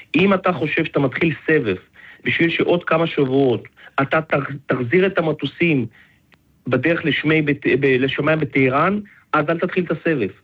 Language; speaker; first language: Hebrew; non-native, fluent; Russian